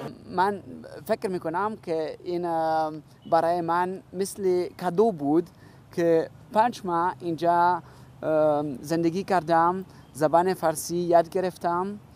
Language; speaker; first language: Persian; non-native, learner; Romanian